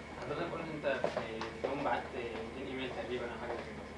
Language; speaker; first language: Arabic; native; Arabic